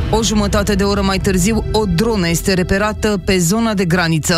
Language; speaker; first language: Romanian; native; Romanian